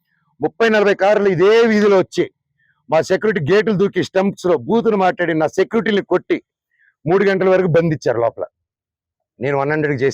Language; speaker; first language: Telugu; native; Telugu